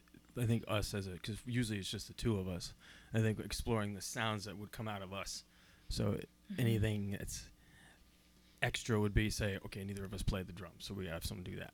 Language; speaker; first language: English; native; English